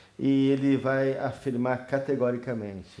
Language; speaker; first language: French; non-native, learner; Portuguese